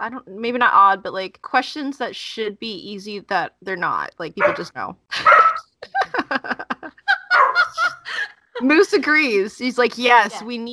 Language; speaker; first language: English; native; English